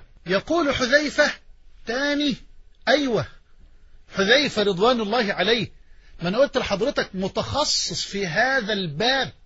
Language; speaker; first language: Arabic; native; Arabic